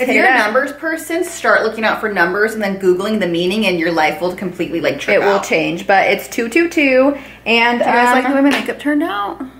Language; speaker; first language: English; native; English